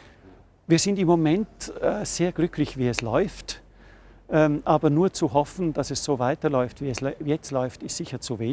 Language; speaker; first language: German; native; German